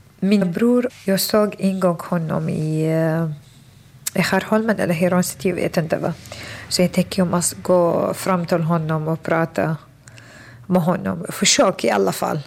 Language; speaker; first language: Swedish; non-native, fluent; Arabic